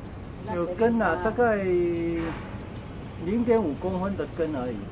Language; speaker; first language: Chinese; native; Chinese